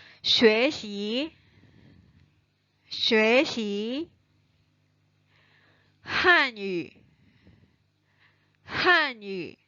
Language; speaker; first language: Chinese; non-native, fluent; Indonesian